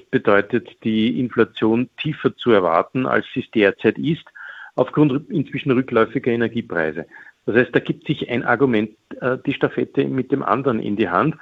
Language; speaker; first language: German; native; German